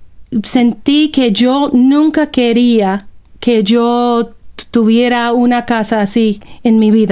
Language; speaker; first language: Spanish; non-native, fluent; English